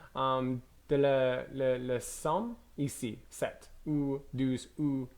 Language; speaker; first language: French; non-native, learner; English